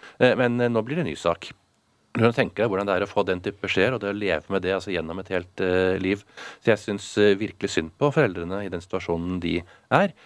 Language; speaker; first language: Norwegian; native; Norwegian